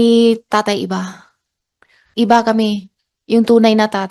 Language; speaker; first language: Filipino; non-native, learner; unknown